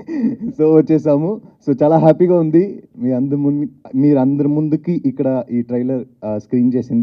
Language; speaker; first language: Telugu; non-native, learner; Tamil